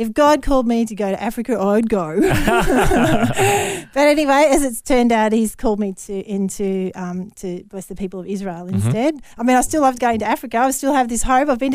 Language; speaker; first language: English; native; English